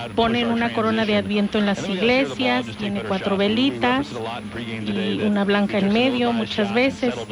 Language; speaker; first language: Spanish; native; Spanish